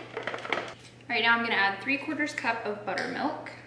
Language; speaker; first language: English; native; English